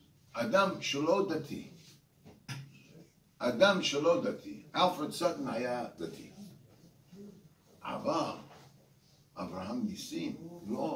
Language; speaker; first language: Hebrew; non-native, fluent; English